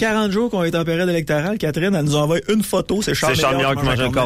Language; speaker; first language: French; native; French